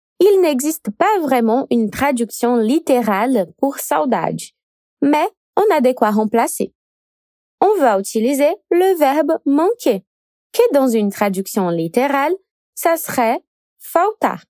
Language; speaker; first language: French; non-native, fluent; Portuguese